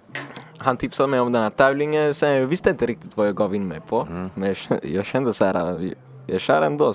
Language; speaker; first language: Swedish; early bilingual, other home language; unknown